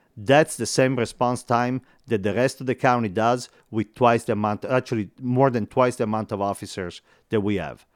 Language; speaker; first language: English; non-native, fluent; Italian